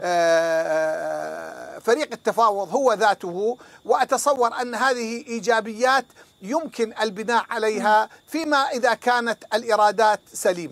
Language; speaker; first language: Arabic; non-native, fluent; Persian